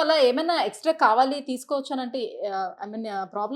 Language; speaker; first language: Telugu; native; Telugu